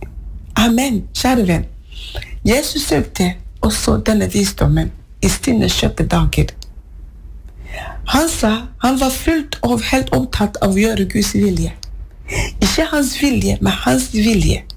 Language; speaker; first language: Norwegian; non-native, fluent; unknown